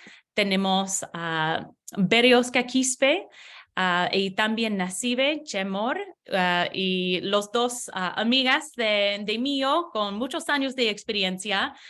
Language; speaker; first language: Spanish; non-native, learner; English